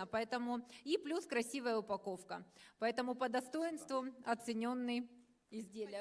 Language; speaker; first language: Russian; native; Russian